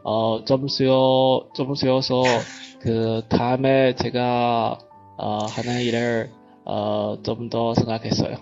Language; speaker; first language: Korean; non-native, learner; Chinese